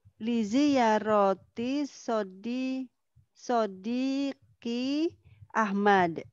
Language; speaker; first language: Arabic; non-native, learner; Indonesian